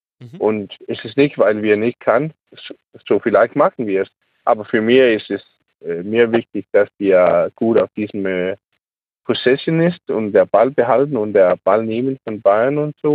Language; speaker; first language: German; non-native, learner; Danish